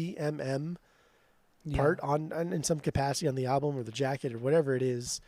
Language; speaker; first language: English; native; English